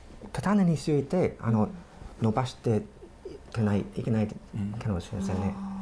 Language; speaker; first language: Japanese; non-native, fluent; English